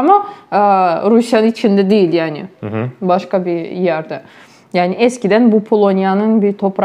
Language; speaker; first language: Turkish; non-native, fluent; Ukrainian